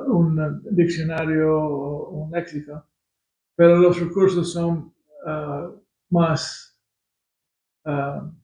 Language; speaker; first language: Spanish; non-native, fluent; English